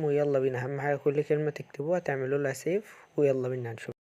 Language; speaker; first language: Arabic; native; Arabic